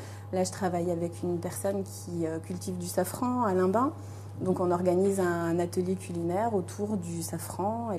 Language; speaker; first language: French; native; French